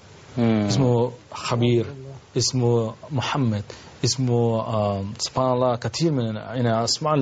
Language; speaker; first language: Arabic; non-native, learner; Spanish